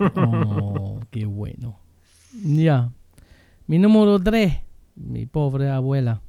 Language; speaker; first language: Spanish; non-native, fluent; German